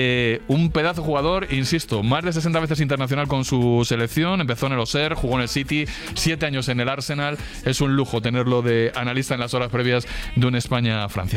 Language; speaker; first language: Spanish; native; Spanish